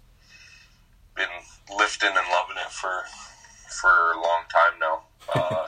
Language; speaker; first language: English; native; English